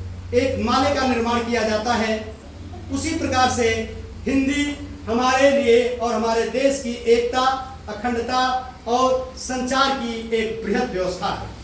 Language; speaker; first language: Hindi; native; Hindi